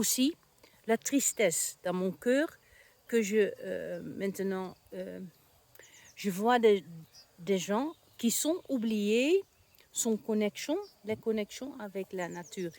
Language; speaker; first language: French; non-native, learner; Dutch